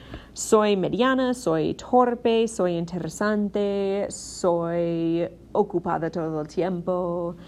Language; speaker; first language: Spanish; non-native, fluent; English